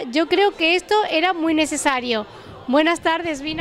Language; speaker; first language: Spanish; native; Spanish